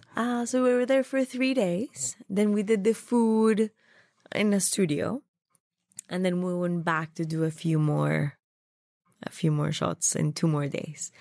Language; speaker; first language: English; non-native, fluent; Spanish